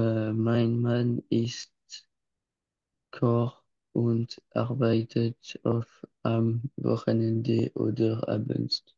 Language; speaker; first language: German; non-native, learner; French